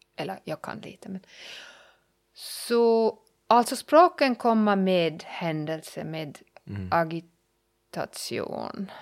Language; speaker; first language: Swedish; non-native, learner; German